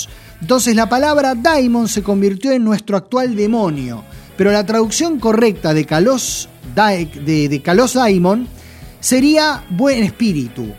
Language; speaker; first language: Spanish; native; Spanish